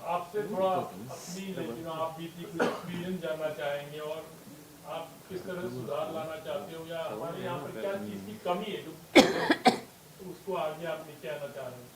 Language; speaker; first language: Hindi; native; Hindi